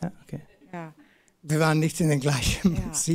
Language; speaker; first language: German; non-native, learner; English